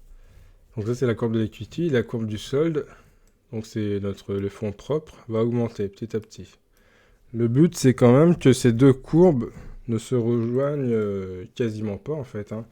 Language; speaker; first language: French; native; French